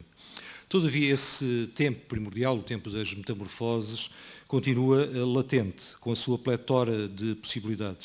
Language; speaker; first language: Portuguese; native; Portuguese